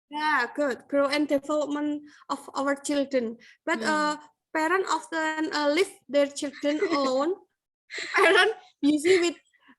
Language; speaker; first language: English; non-native, learner; Indonesian